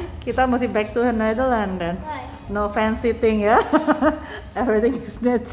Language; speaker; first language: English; non-native, fluent; Indonesian